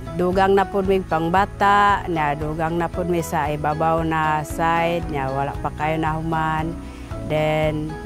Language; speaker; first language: Cebuano; non-native, local second language; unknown